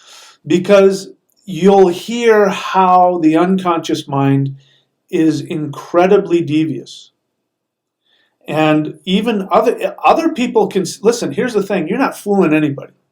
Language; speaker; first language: English; native; English